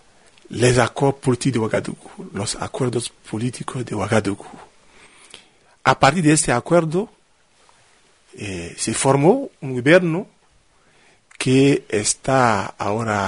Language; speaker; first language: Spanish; non-native, fluent; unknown